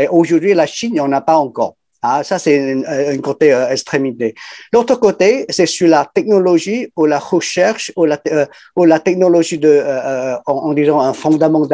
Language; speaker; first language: French; non-native, fluent; Chinese